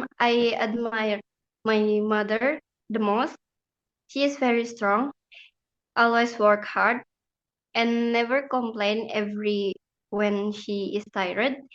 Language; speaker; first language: English; non-native, learner; Indonesian